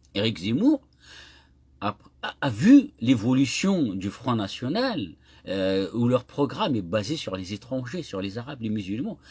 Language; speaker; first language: French; non-native, local second language; Kabyle